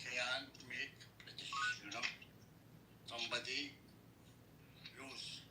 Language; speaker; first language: English; non-native, learner; Arabic